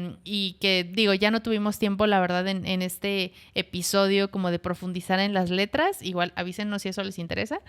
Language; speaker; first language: Spanish; native; Spanish